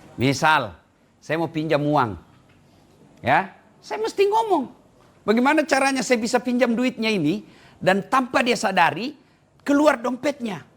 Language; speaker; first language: Indonesian; non-native, local second language; Buginese